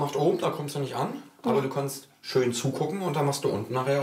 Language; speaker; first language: German; native; German